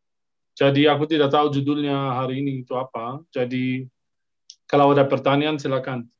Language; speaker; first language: Indonesian; non-native, fluent; Arabic